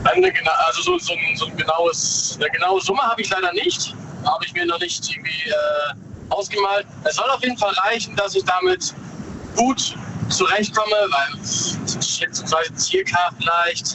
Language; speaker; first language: German; native; German